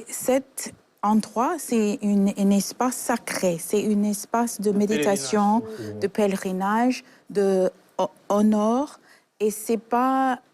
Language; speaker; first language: French; non-native, fluent; English